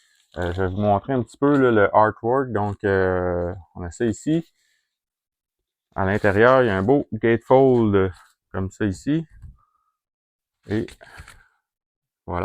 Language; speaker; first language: French; native; French